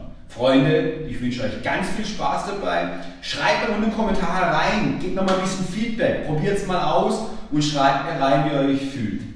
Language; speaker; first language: German; native; German